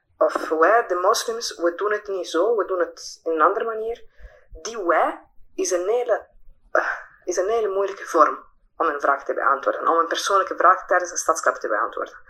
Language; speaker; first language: Dutch; non-native, fluent; Italian